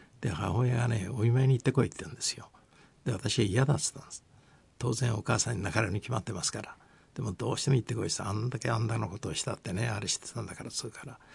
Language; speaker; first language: Japanese; native; Japanese